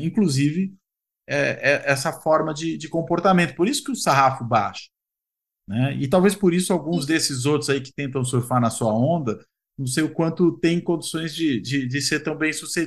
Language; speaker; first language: Portuguese; native; Portuguese